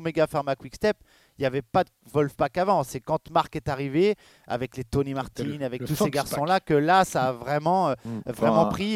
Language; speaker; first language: French; native; French